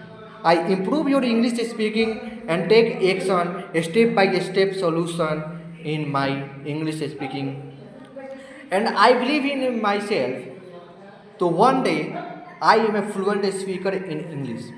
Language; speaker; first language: English; non-native, learner; Hindi